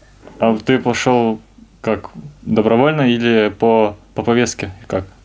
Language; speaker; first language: Russian; native; Russian